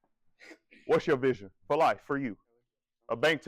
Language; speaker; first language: English; native; English